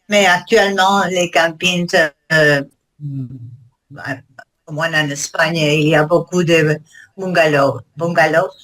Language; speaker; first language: French; non-native, learner; Spanish